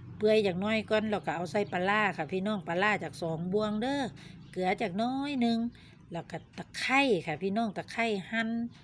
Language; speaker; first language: Thai; native; Thai